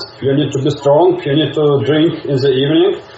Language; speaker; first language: English; non-native, learner; Russian